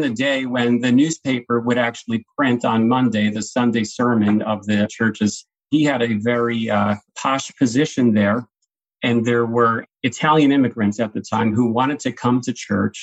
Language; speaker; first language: English; native; English